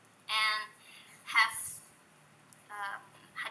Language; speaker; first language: English; non-native, learner; Indonesian